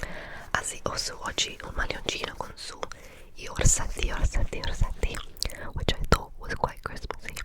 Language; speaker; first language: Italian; early bilingual, heritage; English